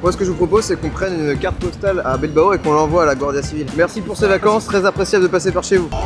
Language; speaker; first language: French; native; French